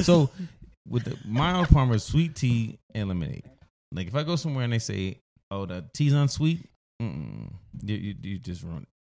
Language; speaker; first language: English; native; English